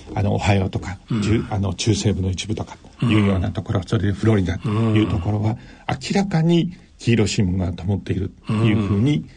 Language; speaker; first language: Japanese; native; Japanese